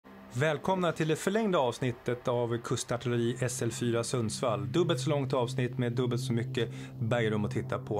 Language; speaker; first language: Swedish; native; Swedish